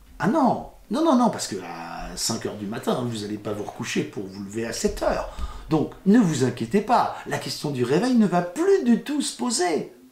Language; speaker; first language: French; native; French